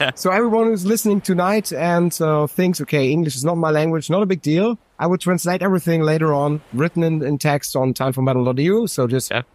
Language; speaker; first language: English; non-native, fluent; German